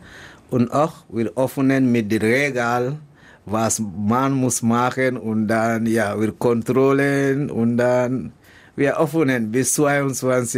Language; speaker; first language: German; non-native, learner; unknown